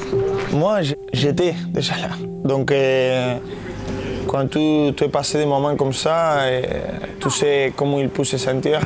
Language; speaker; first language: French; non-native, fluent; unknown